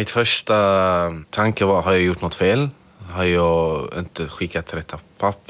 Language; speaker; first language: Swedish; non-native, fluent; Arabic